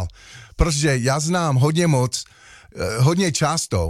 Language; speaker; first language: Czech; non-native, learner; English